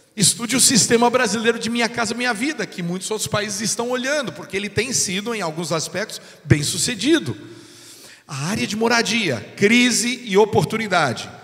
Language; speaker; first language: Portuguese; non-native, fluent; English